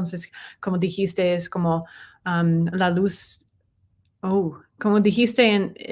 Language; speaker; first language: Spanish; non-native, learner; English